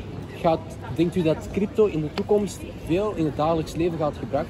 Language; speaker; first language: Dutch; native; Dutch